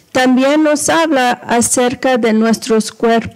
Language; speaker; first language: Spanish; early bilingual, heritage; Spanish